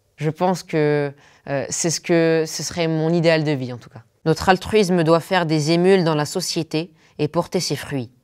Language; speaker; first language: French; non-native, local second language; Arabic